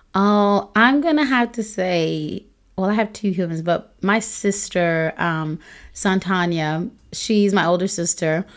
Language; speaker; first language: English; native; English